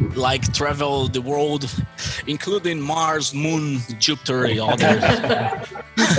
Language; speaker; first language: English; non-native, fluent; Portuguese